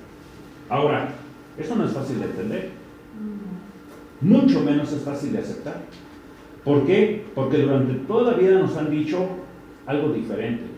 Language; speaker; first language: Spanish; native; Spanish